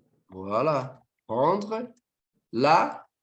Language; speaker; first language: French; non-native, fluent; Portuguese